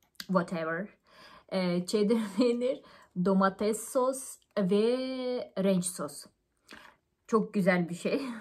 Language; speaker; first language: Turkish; native; Turkish